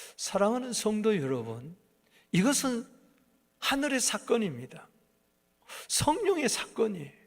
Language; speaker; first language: Korean; native; Korean